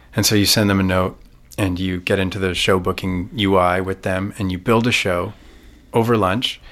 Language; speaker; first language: English; native; English